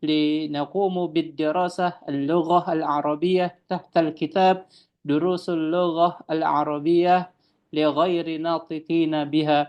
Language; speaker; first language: Arabic; non-native, fluent; Indonesian